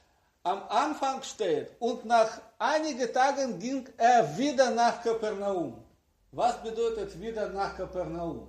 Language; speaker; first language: German; non-native, learner; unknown